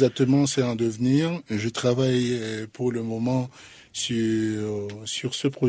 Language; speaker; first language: French; non-native, local second language; Haitian Creole